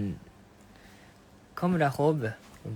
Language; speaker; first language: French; non-native, learner; Japanese